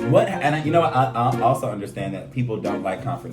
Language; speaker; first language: English; native; English